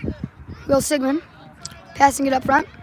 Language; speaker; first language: English; native; English